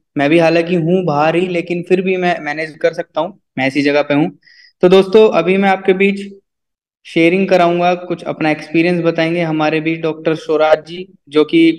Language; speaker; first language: Hindi; native; Hindi